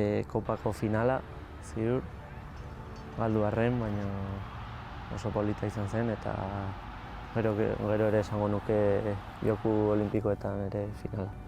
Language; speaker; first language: Basque; non-native, local second language; Spanish